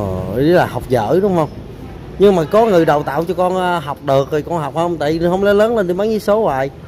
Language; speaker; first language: Vietnamese; native; Vietnamese